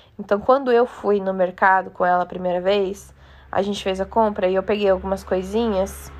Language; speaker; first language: Portuguese; native; Portuguese